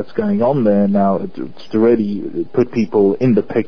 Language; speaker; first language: English; native; English